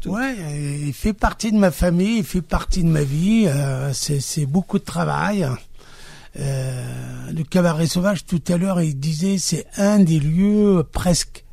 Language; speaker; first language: French; non-native, local second language; Kabyle